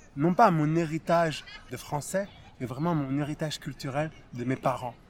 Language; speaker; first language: French; native; French